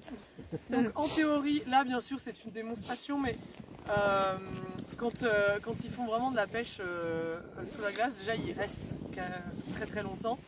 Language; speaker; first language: French; native; French